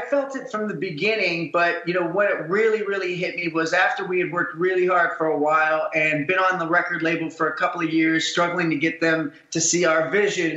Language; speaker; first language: English; native; English